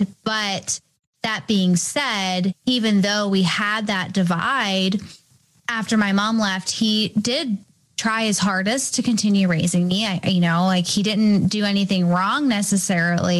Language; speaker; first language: English; native; English